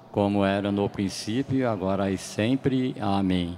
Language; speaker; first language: Portuguese; native; Portuguese